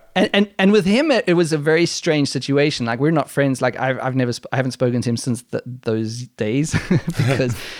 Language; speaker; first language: English; native; English